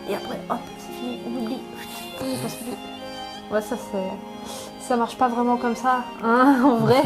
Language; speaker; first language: French; native; French